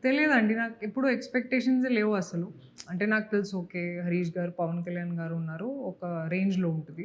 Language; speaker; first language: Telugu; non-native, fluent; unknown